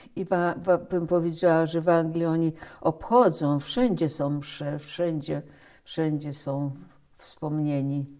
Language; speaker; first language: Polish; early bilingual, heritage; Polish